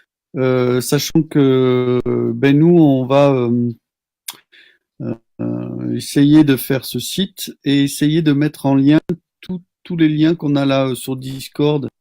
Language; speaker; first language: French; native; French